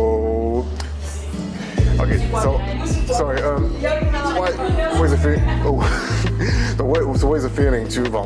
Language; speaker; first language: English; non-native, fluent; French